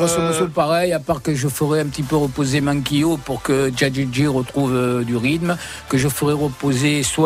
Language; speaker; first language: French; native; French